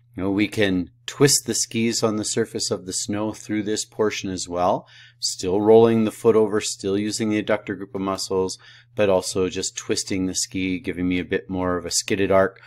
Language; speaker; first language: English; native; English